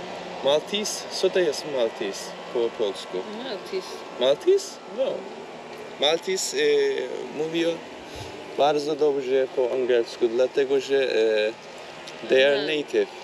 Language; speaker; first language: Polish; non-native, learner; Turkish